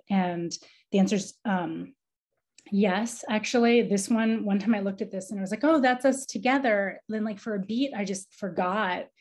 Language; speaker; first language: English; native; English